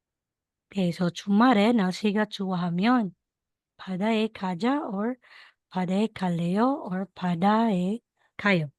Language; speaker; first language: Korean; non-native, learner; Filipino